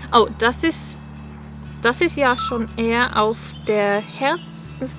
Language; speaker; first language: German; non-native, fluent; English